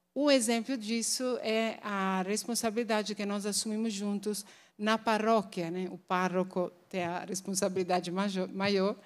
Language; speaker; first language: Portuguese; non-native, fluent; Italian